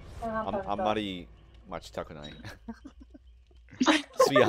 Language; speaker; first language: Japanese; non-native, learner; English